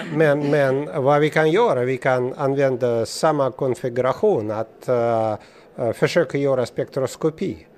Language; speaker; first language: Swedish; non-native, fluent; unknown